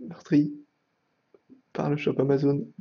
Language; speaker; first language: French; native; French